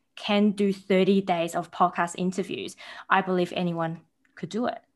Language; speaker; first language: English; early bilingual, other home language; Chinese